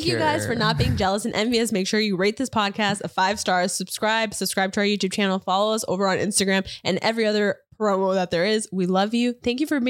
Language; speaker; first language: English; early bilingual, other home language; Spanish